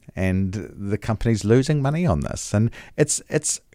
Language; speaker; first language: English; native; English